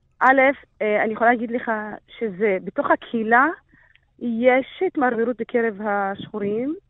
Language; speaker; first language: Hebrew; non-native, local second language; Arabic